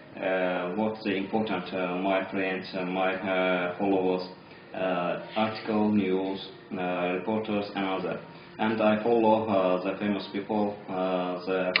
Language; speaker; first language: English; non-native, learner; Azerbaijani